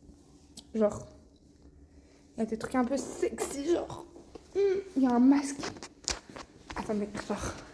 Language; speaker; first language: French; native; French